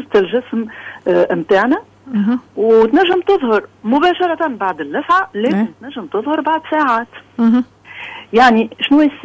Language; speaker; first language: Arabic; native; Arabic